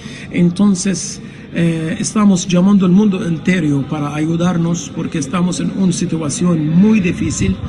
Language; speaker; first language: Spanish; non-native, fluent; Arabic